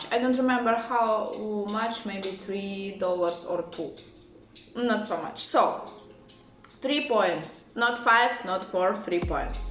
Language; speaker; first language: English; non-native, learner; Russian